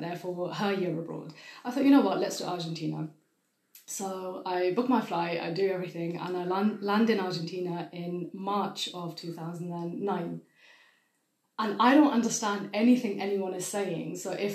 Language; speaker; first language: English; non-native, fluent; German